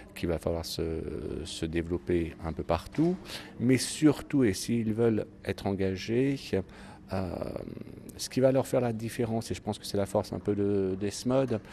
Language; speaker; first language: French; native; French